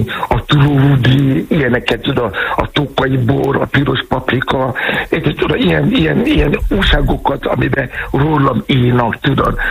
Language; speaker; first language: Hungarian; non-native, fluent; Yoruba